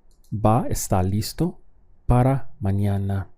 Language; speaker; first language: Spanish; non-native, fluent; English